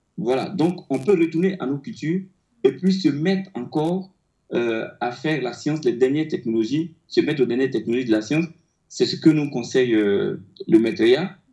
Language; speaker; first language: French; non-native, local second language; Akan